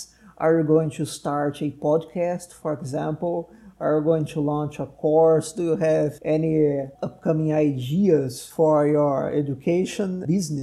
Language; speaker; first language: English; non-native, fluent; Portuguese